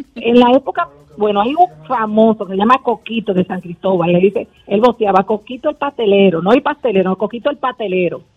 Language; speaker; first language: Spanish; native; Spanish